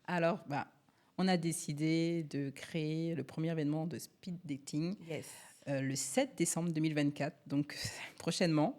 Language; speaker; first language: French; native; French